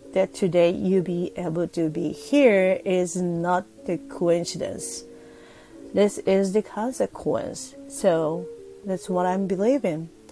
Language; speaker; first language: English; non-native, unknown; Japanese